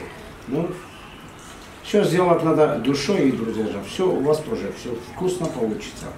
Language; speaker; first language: Russian; non-native, fluent; Armenian